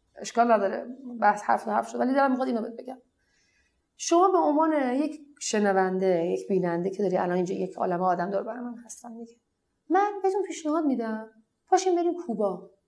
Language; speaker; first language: Persian; non-native, local second language; Arabic